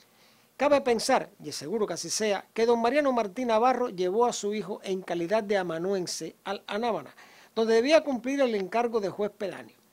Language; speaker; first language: Spanish; native; Spanish